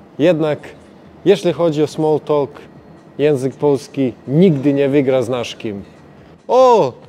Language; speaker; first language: Polish; non-native, fluent; Serbian